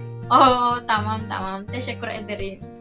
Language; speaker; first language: Turkish; non-native, learner; Indonesian